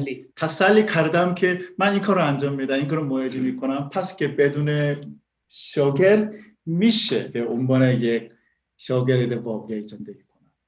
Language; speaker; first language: Persian; non-native, learner; Korean